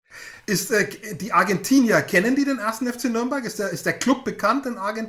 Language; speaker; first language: German; native; German